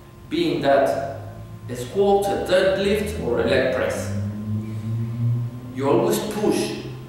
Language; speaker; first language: English; non-native, fluent; Spanish